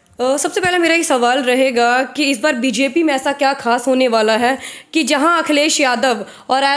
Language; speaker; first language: Hindi; native; Hindi